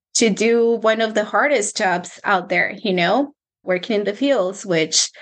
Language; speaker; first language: English; non-native, fluent; Spanish